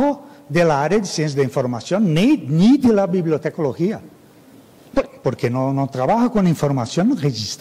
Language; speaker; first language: Spanish; non-native, fluent; Portuguese